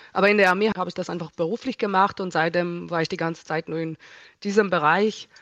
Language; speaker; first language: German; non-native, fluent; Hebrew